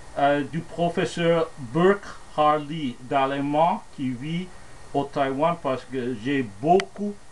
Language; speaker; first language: French; non-native, fluent; English